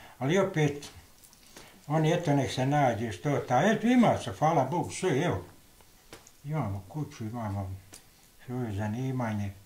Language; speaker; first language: Croatian; native; Croatian